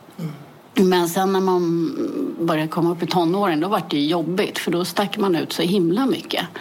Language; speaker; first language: Swedish; early bilingual, other home language; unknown